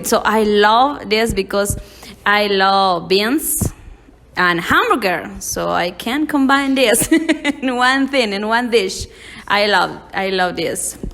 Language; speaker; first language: English; non-native, learner; Spanish